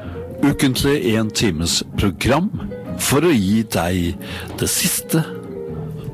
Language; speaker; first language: Norwegian; native; Norwegian